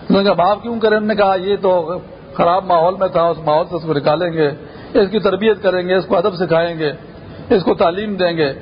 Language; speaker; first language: Urdu; non-native, local second language; Pashto